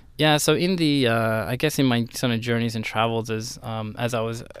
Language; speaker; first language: English; native; English